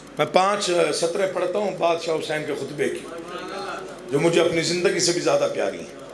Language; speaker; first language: Urdu; non-native, local second language; Saraiki